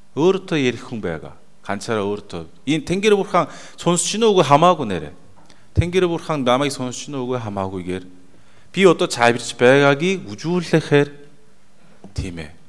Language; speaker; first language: Mongolian; non-native, fluent; Korean